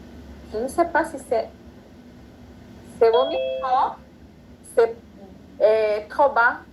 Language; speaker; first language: French; non-native, fluent; Spanish